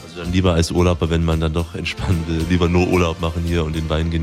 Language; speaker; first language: German; native; German